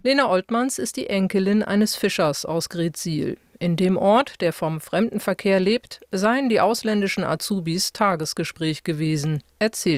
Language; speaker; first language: German; native; German